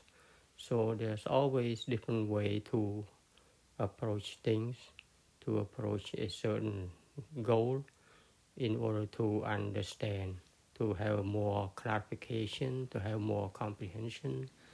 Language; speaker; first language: English; non-native, fluent; Khmer